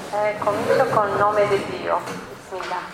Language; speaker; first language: Italian; non-native, learner; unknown